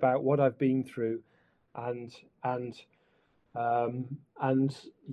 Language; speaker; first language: English; native; English